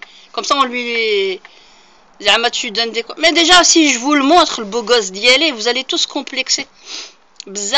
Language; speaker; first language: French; early bilingual, other home language; Arabic